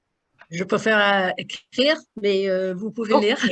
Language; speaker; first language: French; non-native, learner; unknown